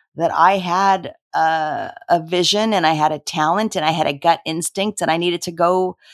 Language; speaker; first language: English; native; English